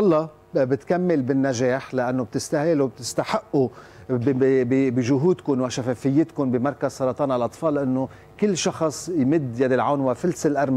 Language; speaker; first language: Arabic; native; Arabic